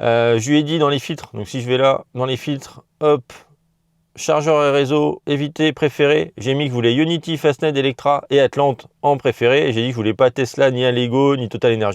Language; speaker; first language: French; native; French